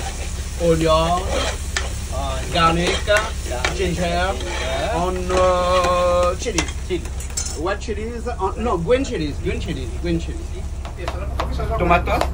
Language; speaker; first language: English; non-native, learner; French